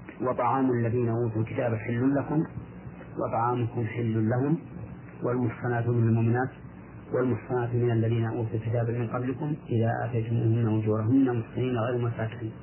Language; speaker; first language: Arabic; native; Arabic